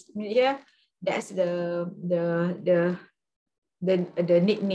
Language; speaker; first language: English; non-native, local second language; Malay